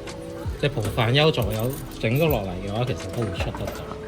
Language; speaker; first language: Chinese; native; Chinese